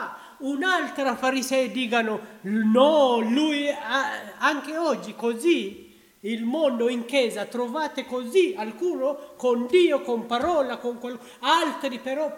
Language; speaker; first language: Italian; non-native, learner; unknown